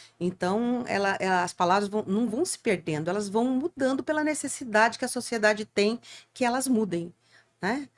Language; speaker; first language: Portuguese; native; Portuguese